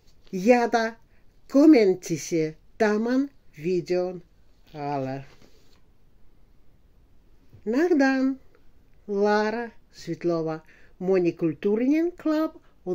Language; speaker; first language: Finnish; non-native, fluent; Russian